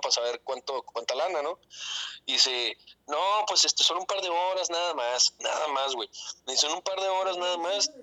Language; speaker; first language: Spanish; native; Spanish